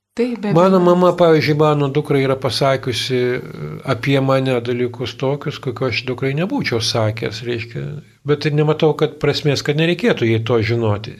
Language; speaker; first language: Lithuanian; native; Lithuanian